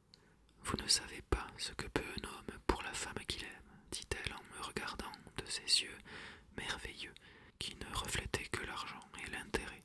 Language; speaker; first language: French; native; French